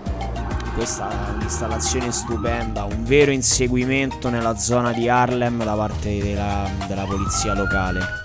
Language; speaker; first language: Italian; native; Italian